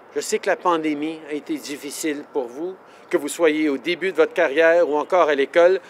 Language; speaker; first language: French; native; French